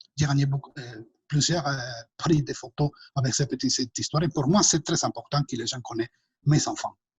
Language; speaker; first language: French; non-native, fluent; Spanish